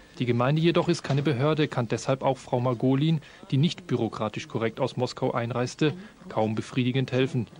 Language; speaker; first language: German; native; German